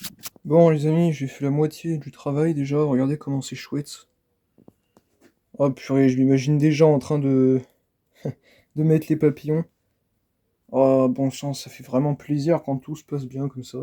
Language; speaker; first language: French; native; French